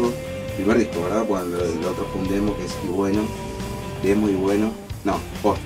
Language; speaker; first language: Spanish; native; Spanish